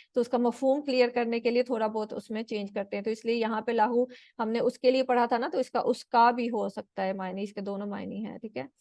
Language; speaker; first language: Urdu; native; Urdu